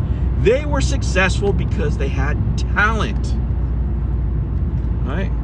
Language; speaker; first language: English; native; English